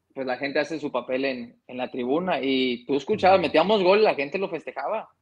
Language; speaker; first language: Spanish; early bilingual, heritage; Spanish